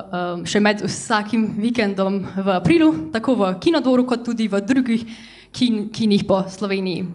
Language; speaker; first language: Slovenian; native; Slovenian